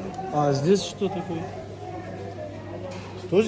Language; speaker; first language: Russian; non-native, local second language; Kazakh